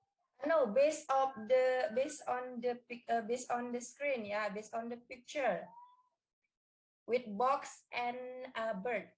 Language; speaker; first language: English; non-native, learner; Indonesian